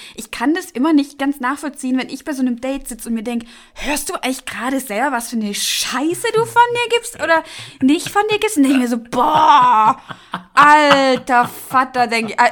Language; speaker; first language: German; native; German